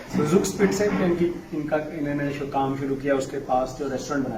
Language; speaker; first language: Urdu; native; Urdu